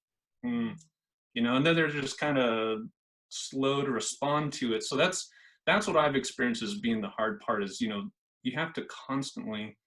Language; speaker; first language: English; native; English